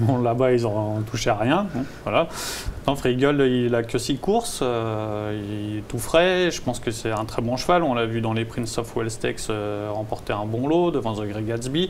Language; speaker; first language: French; native; French